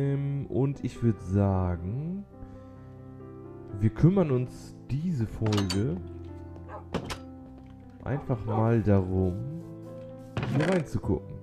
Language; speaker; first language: German; native; German